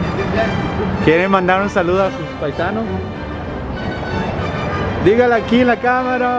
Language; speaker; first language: Spanish; non-native, local second language; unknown